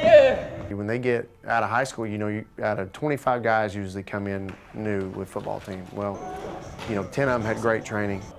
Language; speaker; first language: English; native; English